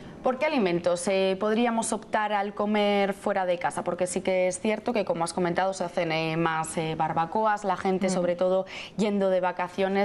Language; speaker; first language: Spanish; native; Spanish